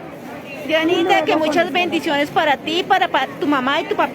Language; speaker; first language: Spanish; native; Spanish